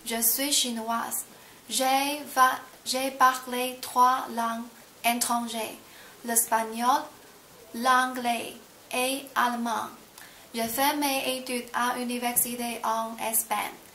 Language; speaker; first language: French; non-native, learner; Chinese